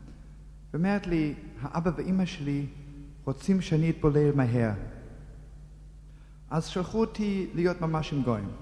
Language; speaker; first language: Hebrew; non-native, fluent; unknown